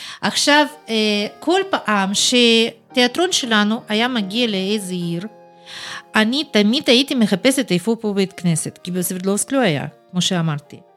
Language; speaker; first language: Hebrew; non-native, fluent; Russian